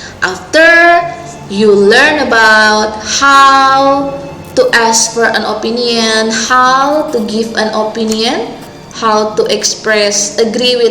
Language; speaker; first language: English; non-native, local second language; Indonesian